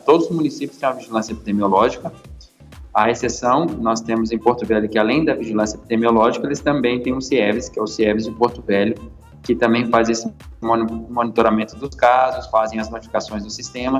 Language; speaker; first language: Portuguese; native; Portuguese